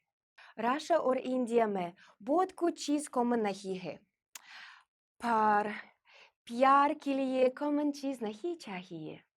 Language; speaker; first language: Hindi; non-native, learner; Russian